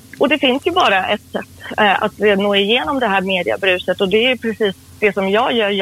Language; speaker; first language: Swedish; early bilingual, other home language; Persian